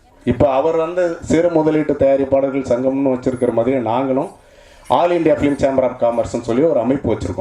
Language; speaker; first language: Tamil; native; Tamil